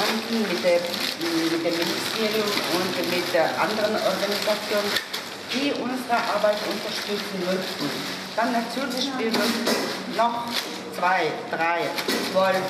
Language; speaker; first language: German; non-native, learner; Mongolian